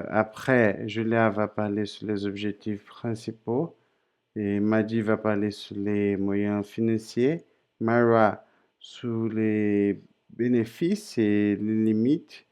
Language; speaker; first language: French; non-native, learner; Portuguese